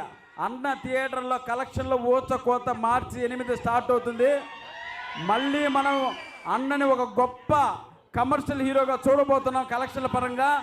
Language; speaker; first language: Telugu; native; Telugu